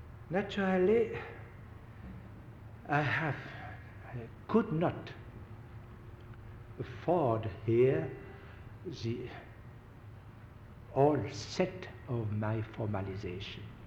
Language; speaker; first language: English; non-native, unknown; French